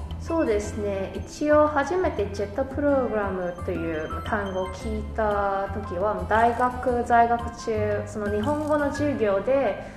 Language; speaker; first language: Japanese; non-native, fluent; English